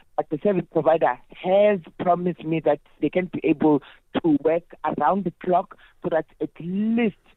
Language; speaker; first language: English; non-native, local second language; Zulu